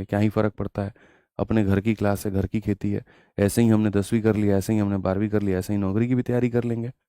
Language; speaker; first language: Hindi; native; Hindi